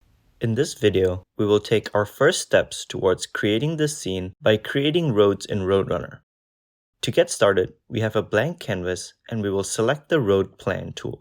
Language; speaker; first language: English; native; English